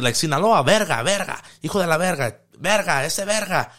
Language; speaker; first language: Spanish; early bilingual, heritage; Spanish